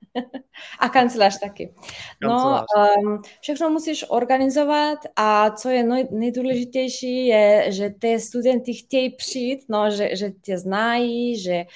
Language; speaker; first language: Czech; non-native, fluent; Slovenian